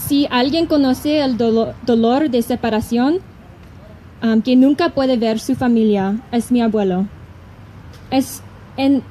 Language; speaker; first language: Spanish; non-native, learner; English